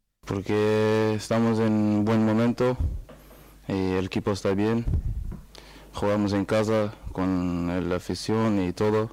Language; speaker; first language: Spanish; non-native, fluent; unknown